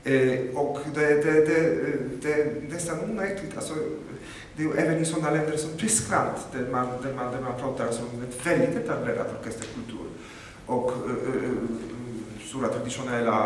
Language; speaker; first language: Swedish; non-native, fluent; Polish